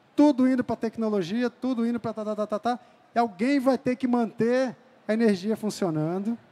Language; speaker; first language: Portuguese; native; Portuguese